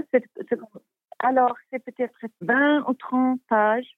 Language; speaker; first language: French; non-native, fluent; Swedish